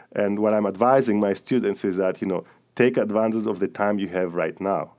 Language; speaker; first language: English; non-native, fluent; Greek